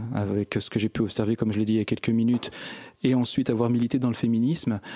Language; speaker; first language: French; native; French